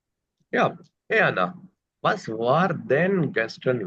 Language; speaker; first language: German; non-native, fluent; Urdu